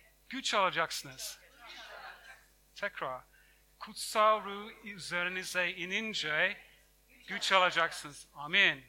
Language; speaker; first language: Turkish; non-native, fluent; English